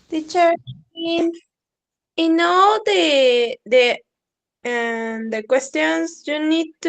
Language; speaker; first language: English; non-native, learner; Spanish